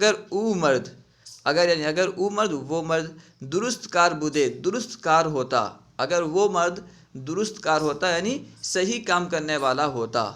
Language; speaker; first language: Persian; non-native, learner; Urdu